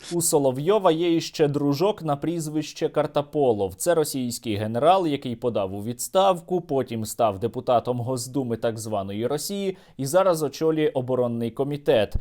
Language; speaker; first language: Ukrainian; native; Ukrainian